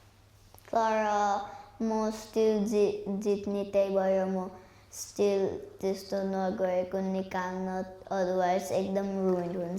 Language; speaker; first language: Nepali; early bilingual, heritage; Nepali